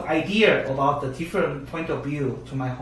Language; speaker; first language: English; non-native, learner; Korean